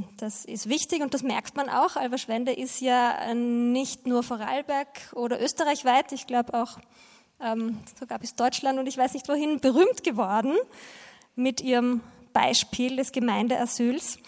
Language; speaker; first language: German; native; German